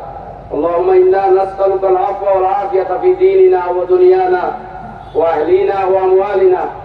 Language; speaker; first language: Arabic; non-native, fluent; Bangla